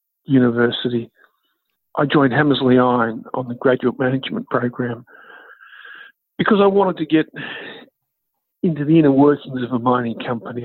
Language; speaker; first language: English; native; English